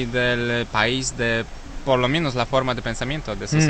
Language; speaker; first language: Spanish; non-native, learner; Polish